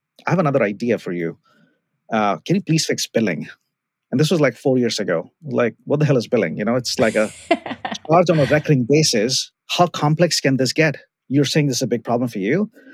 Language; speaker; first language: English; non-native, local second language; Hindi